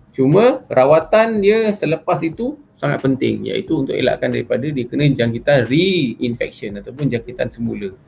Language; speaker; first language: Malay; native; Malay